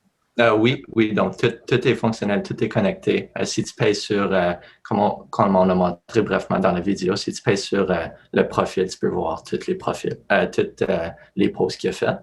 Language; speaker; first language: French; native; French